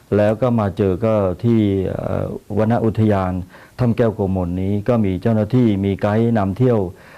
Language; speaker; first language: Thai; native; Thai